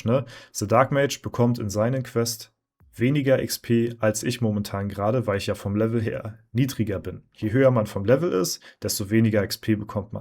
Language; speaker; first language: German; native; German